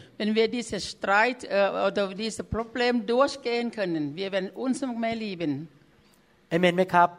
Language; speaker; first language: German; non-native, learner; Thai